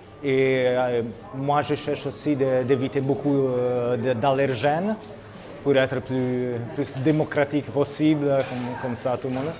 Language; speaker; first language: French; non-native, fluent; Italian